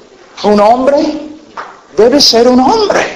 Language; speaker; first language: Spanish; non-native, fluent; English